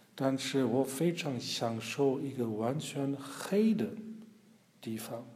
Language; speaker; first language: Chinese; non-native, fluent; German